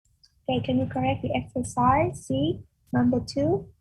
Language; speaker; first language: English; non-native, fluent; Vietnamese